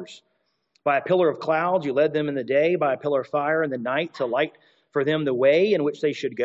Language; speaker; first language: English; native; English